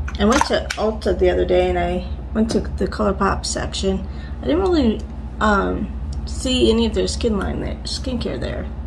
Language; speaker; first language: English; native; English